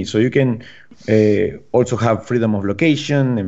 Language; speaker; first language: English; non-native, fluent; Spanish